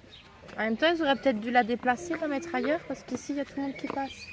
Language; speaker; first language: French; native; French